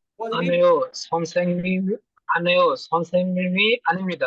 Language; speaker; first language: Korean; non-native, learner; Bangla